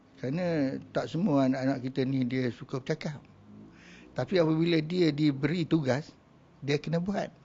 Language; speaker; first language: Malay; native; Malay